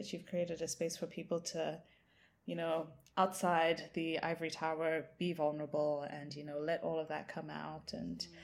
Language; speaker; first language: English; non-native, local second language; Tswana